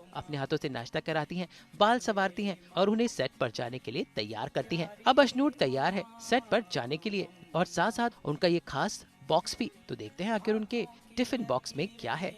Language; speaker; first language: Hindi; native; Hindi